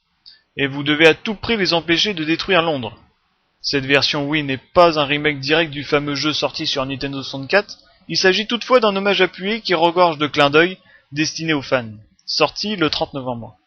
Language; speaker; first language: French; native; French